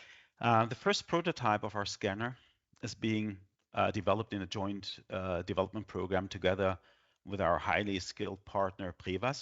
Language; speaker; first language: English; non-native, fluent; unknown